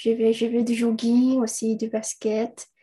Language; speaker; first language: French; non-native, learner; Indonesian